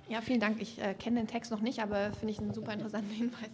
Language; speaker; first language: German; native; German